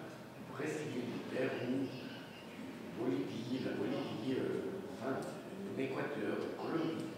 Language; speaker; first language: French; non-native, fluent; Spanish